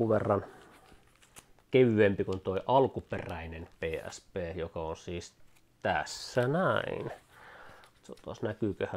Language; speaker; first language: Finnish; native; Finnish